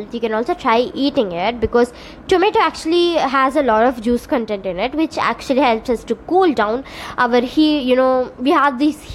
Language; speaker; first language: English; non-native, local second language; Tamil